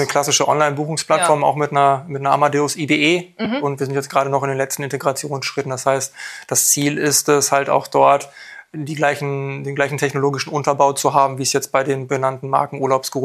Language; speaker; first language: German; native; German